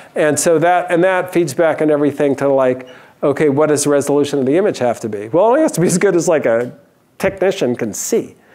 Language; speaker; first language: English; native; English